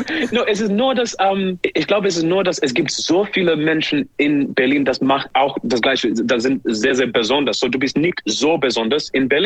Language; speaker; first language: German; non-native, learner; English